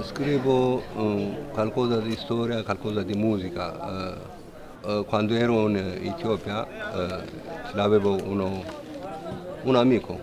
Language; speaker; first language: Italian; non-native, learner; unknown